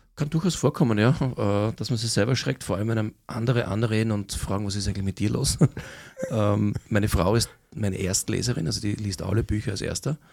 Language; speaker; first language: German; native; German